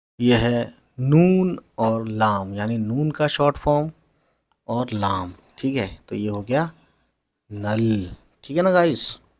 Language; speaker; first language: Hindi; native; Hindi